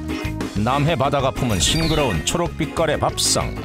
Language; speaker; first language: Korean; native; Korean